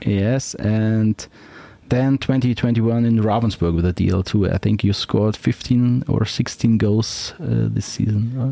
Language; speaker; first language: English; non-native, fluent; German